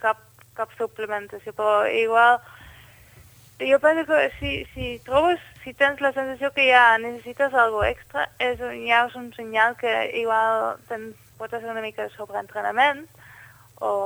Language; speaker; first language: Catalan; non-native, fluent; Dutch